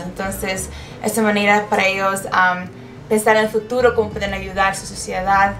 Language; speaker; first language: Spanish; non-native, fluent; English